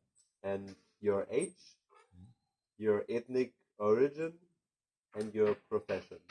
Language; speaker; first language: English; non-native, fluent; German